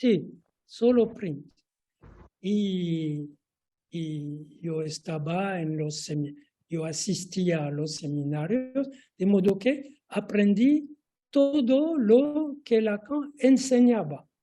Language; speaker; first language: Spanish; non-native, fluent; French